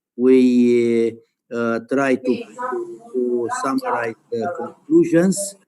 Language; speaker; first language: English; non-native, learner; Romanian